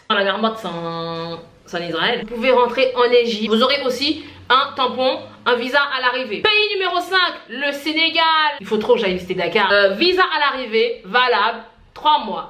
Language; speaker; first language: French; non-native, local second language; Haitian Creole